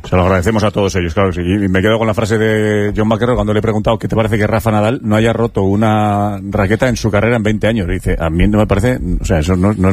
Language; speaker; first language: Spanish; native; Spanish